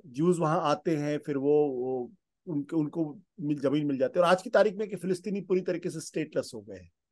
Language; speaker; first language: Hindi; native; Hindi